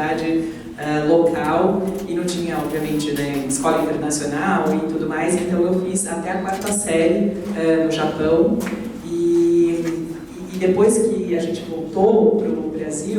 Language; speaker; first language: Portuguese; native; Portuguese